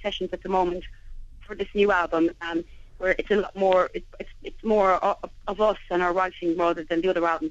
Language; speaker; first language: English; native; English